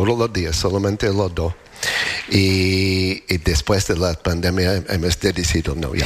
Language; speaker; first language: Spanish; non-native, learner; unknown